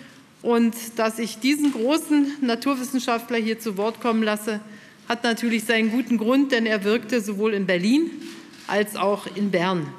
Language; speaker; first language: German; native; German